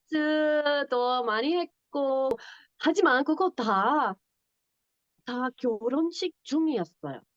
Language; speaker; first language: Korean; non-native, learner; English